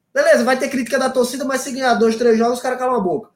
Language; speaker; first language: Portuguese; native; Portuguese